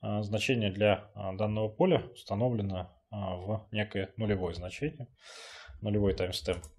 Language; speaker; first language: Russian; native; Russian